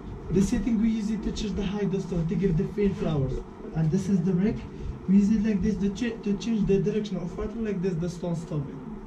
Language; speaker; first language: English; non-native, learner; Berber languages